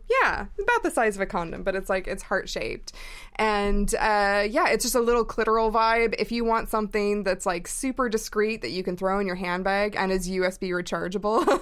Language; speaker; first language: English; native; English